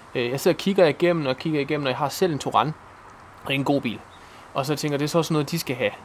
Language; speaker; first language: Danish; native; Danish